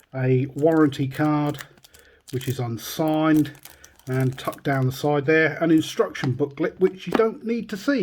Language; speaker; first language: English; native; English